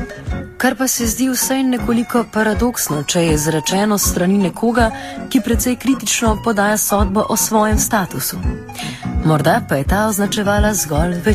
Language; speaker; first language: Slovenian; native; Slovenian